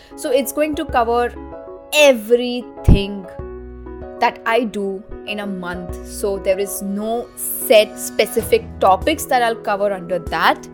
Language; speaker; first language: English; non-native, local second language; Marathi